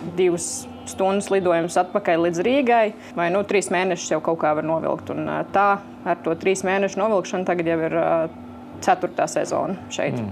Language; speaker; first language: Latvian; native; Latvian